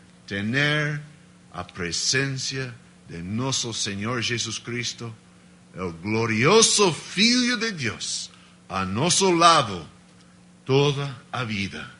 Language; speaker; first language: Spanish; non-native, learner; Portuguese